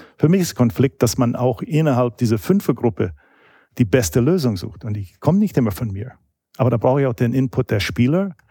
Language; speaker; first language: German; non-native, fluent; English